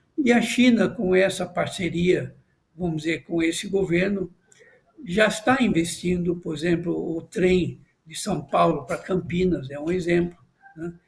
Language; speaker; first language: Portuguese; non-native, fluent; Chinese